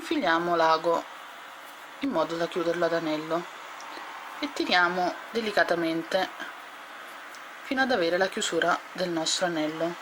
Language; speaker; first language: Italian; native; Italian